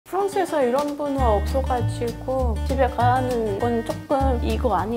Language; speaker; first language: Korean; non-native, fluent; French